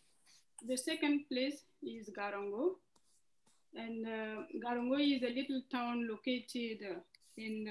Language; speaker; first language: English; non-native, fluent; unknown